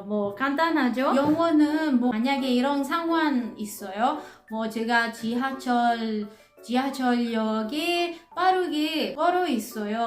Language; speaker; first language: Korean; non-native, learner; Italian